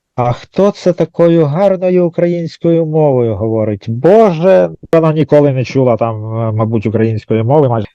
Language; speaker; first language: Ukrainian; native; Ukrainian